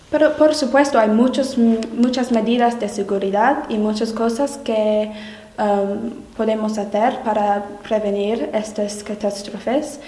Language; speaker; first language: Spanish; non-native, learner; English